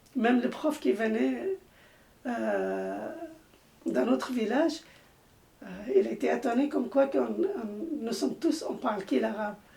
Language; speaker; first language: French; non-native, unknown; Arabic